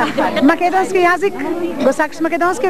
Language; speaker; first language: Macedonian; native; Macedonian